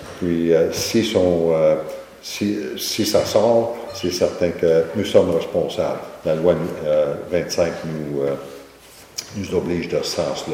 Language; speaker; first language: French; native; French